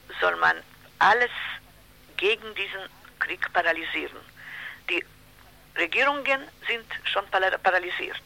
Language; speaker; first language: German; non-native, learner; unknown